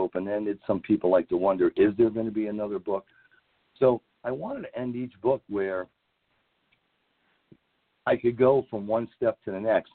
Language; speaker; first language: English; native; English